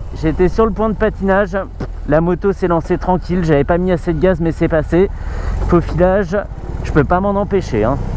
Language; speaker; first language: French; native; French